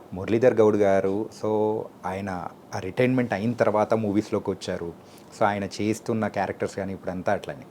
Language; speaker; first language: Telugu; native; Telugu